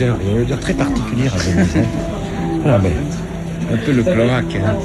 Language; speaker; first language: French; native; French